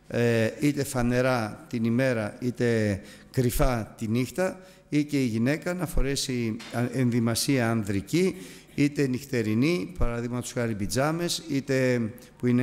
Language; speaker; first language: Greek; native; Greek